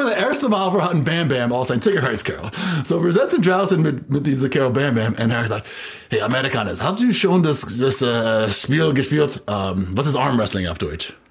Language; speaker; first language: German; non-native, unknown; English